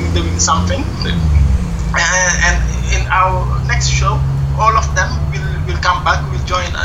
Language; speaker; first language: English; non-native, fluent; Serer